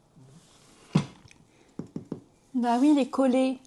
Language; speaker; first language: French; native; French